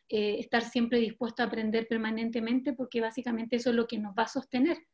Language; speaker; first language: Spanish; native; Spanish